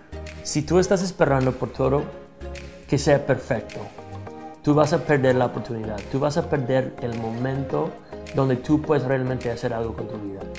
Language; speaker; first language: Spanish; non-native, fluent; English